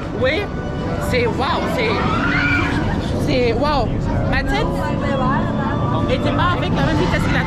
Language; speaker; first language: French; non-native, learner; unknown